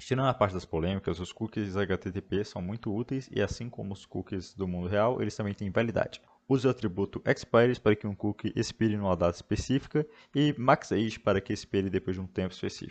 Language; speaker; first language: Portuguese; native; Portuguese